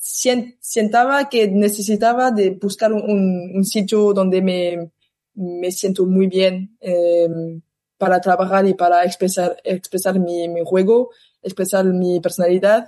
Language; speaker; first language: Spanish; non-native, learner; French